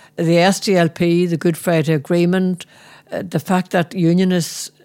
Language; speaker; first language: English; native; English